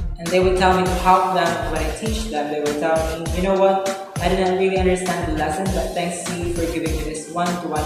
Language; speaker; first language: English; non-native, local second language; Cebuano